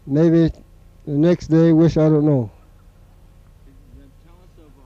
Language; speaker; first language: English; native; English